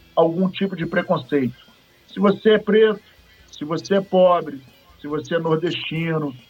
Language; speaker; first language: Portuguese; native; Portuguese